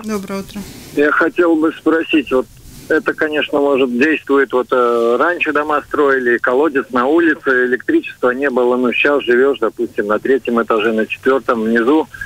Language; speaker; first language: Russian; native; Russian